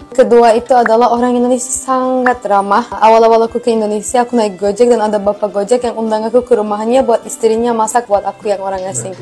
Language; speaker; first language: Indonesian; non-native, fluent; Turkish